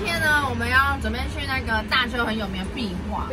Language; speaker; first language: Chinese; native; Chinese